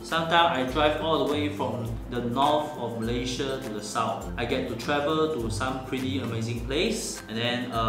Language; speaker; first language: English; non-native, local second language; Chinese